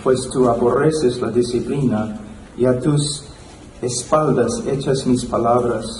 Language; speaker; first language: Spanish; non-native, fluent; English